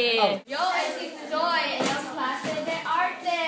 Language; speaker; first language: Spanish; non-native, learner; English